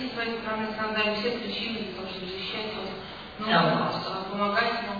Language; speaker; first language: Russian; native; Russian